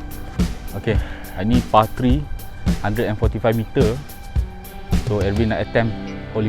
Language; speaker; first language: Malay; native; Malay